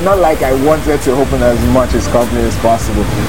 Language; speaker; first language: English; non-native, local second language; Yoruba